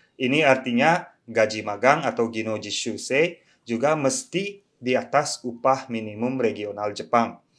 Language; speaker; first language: Indonesian; early bilingual, other home language; Japanese